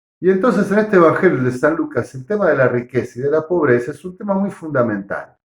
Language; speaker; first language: Spanish; native; Spanish